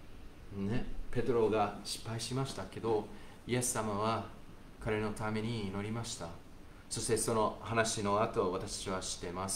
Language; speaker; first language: Japanese; non-native, fluent; English